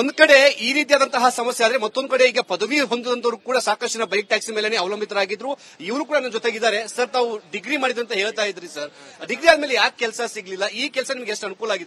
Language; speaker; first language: Kannada; native; Kannada